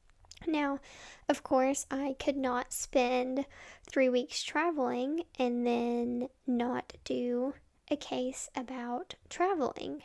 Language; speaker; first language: English; native; English